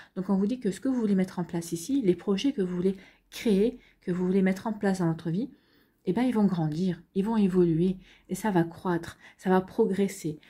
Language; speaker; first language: French; native; French